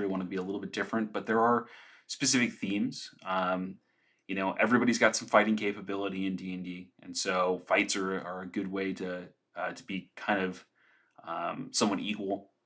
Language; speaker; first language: English; native; English